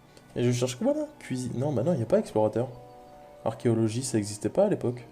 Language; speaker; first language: French; native; French